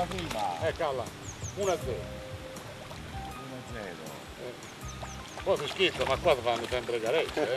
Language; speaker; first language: Italian; native; Italian